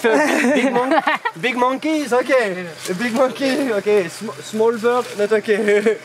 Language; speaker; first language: English; non-native, learner; French